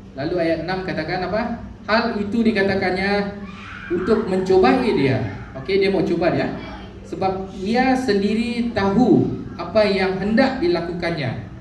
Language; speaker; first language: Malay; non-native, local second language; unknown